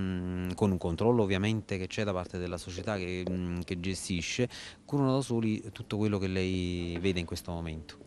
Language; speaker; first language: Italian; native; Italian